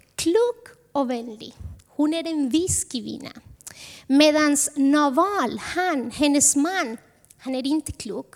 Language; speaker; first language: Swedish; non-native, fluent; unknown